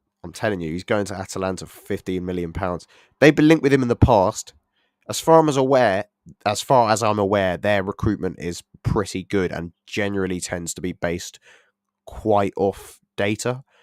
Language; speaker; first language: English; native; English